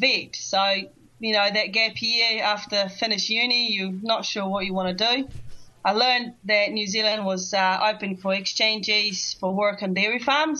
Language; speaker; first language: English; non-native, fluent; Portuguese